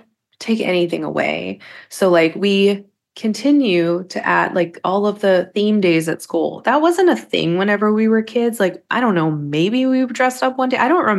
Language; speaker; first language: English; native; English